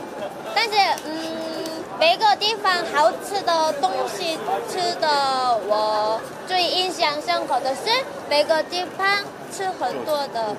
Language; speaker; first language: Chinese; non-native, learner; Korean